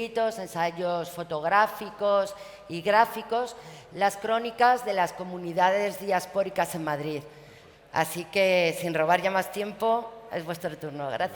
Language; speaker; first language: Spanish; native; Spanish